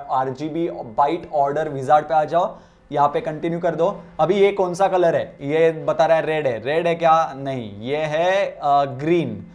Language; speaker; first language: Hindi; non-native, local second language; Marathi